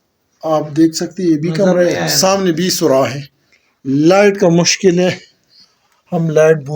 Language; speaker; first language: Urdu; non-native, local second language; Pashto